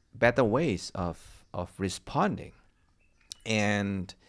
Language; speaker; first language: English; non-native, fluent; Indonesian